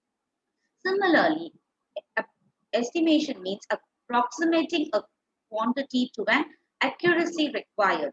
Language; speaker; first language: English; non-native, local second language; Tamil